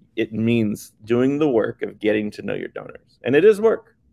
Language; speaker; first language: English; native; English